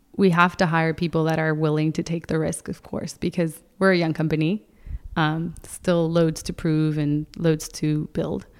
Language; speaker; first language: English; non-native, fluent; Spanish